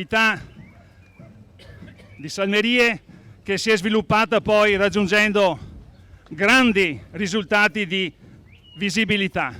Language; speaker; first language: Italian; native; Italian